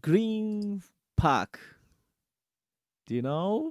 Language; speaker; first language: English; non-native, learner; Japanese